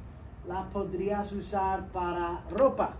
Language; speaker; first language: Spanish; non-native, fluent; English